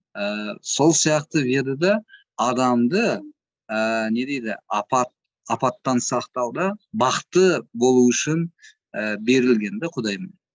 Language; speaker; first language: Kazakh; native; Kazakh